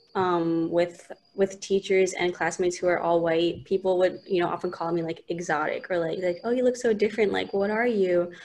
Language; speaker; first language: English; native; English